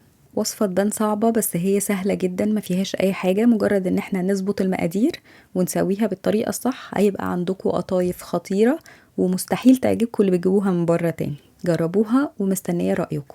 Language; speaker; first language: Arabic; native; Arabic